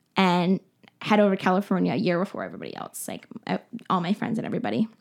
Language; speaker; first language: English; native; English